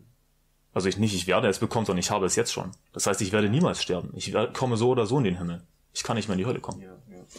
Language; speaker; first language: German; native; German